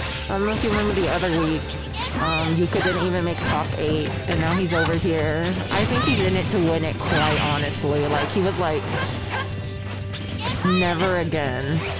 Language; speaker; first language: English; native; English